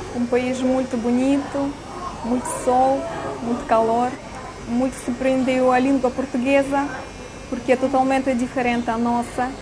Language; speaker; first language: Portuguese; non-native, fluent; Ukrainian